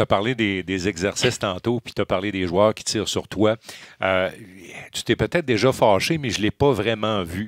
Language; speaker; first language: French; native; French